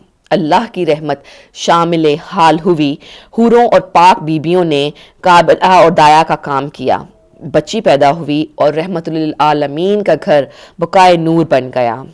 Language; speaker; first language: Urdu; native; Urdu